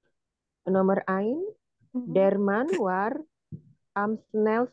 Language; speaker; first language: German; non-native, learner; Indonesian